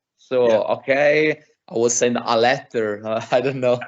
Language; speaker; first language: English; non-native, fluent; Italian